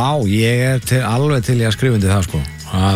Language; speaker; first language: Icelandic; native; Icelandic